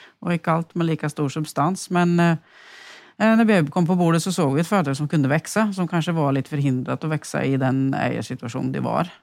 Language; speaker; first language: Swedish; native; Swedish